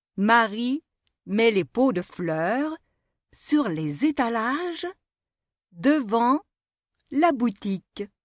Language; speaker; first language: French; non-native, local second language; Arabic